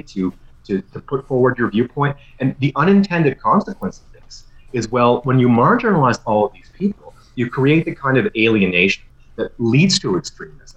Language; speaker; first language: English; native; English